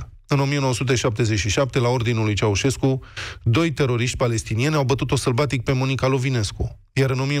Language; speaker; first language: Romanian; native; Romanian